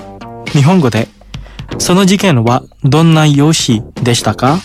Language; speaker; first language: Japanese; non-native, fluent; Indonesian